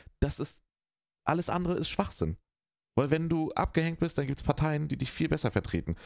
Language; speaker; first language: German; native; German